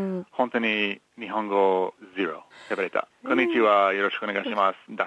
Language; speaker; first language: Japanese; non-native, learner; English